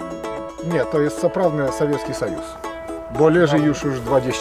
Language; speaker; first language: Polish; non-native, fluent; Russian